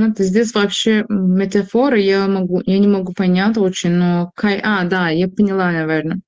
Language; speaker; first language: Russian; non-native, fluent; Turkish